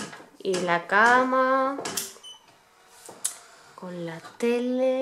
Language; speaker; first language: Spanish; native; Spanish